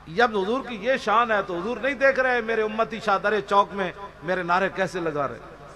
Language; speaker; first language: Urdu; non-native, local second language; Punjabi